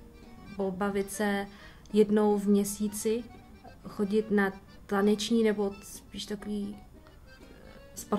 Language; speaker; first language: Czech; early bilingual, other home language; Vietnamese